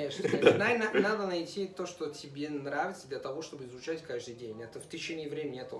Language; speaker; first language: Russian; non-native, fluent; Italian